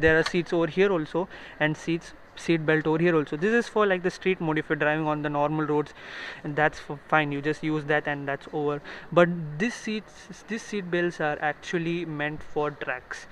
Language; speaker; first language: English; non-native, fluent; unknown